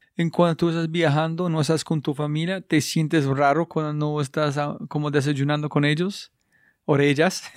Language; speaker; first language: Spanish; non-native, learner; English